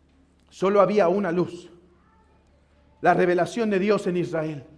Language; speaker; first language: Spanish; native; Spanish